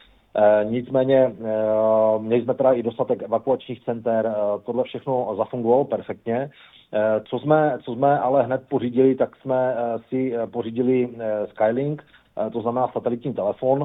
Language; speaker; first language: Czech; native; Czech